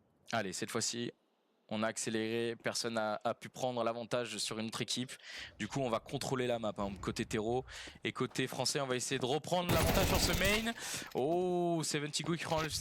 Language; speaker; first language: French; native; French